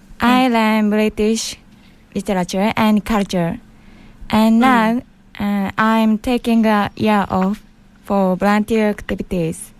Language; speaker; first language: English; non-native, learner; Japanese